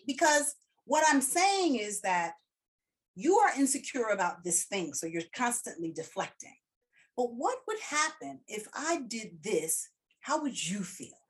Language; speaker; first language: English; early bilingual, other home language; Spanish